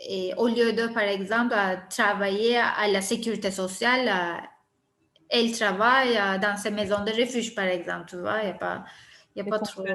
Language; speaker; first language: French; non-native, fluent; Turkish